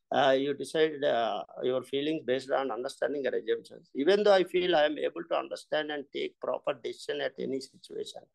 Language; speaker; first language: English; non-native, local second language; Telugu